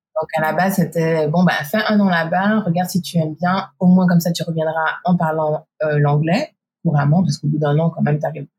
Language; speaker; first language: French; native; French